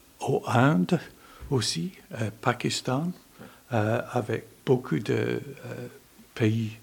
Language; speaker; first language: French; non-native, learner; English